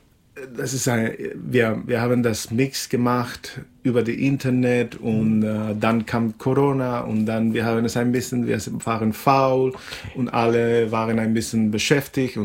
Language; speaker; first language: German; non-native, fluent; Spanish